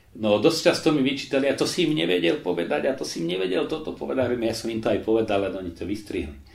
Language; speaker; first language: Slovak; native; Slovak